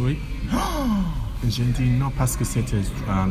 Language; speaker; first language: French; non-native, learner; English